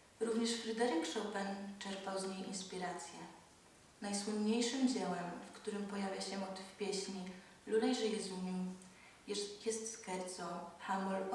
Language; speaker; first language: Polish; native; Polish